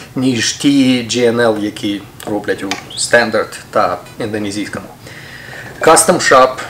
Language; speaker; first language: Ukrainian; non-native, local second language; Russian